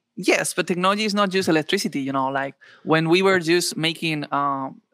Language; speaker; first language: English; non-native, fluent; Spanish